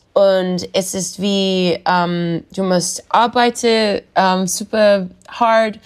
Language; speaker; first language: German; non-native, learner; English